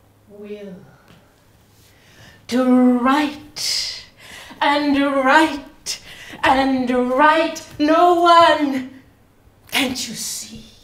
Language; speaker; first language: English; native; English